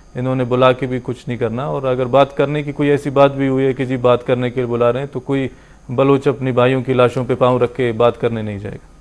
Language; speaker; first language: Urdu; non-native, local second language; Baluchi